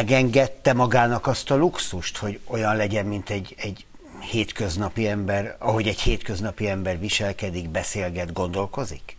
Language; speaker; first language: Hungarian; native; Hungarian